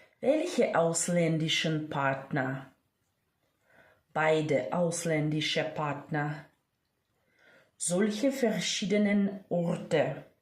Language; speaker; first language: German; non-native, fluent; Ukrainian